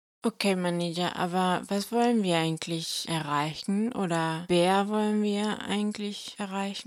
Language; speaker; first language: German; non-native, fluent; Spanish